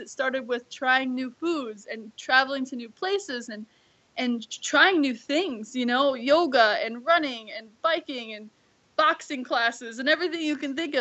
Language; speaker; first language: English; native; English